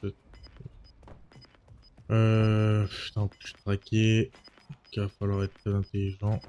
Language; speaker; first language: French; native; French